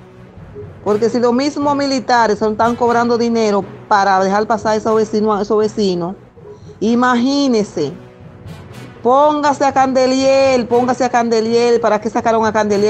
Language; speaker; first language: Spanish; native; Spanish